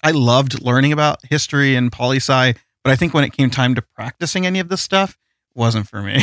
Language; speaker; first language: English; early bilingual, other home language; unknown